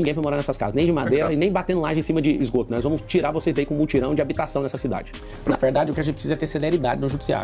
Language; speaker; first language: Portuguese; native; Portuguese